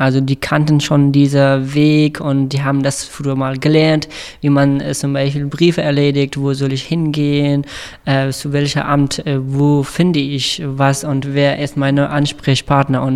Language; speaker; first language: German; non-native, fluent; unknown